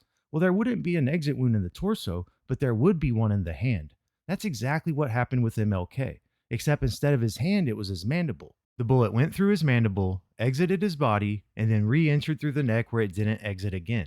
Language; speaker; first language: English; native; English